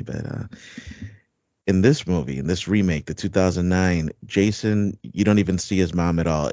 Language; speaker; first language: English; native; English